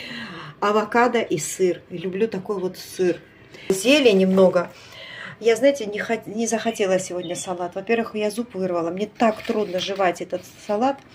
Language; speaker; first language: Russian; native; Russian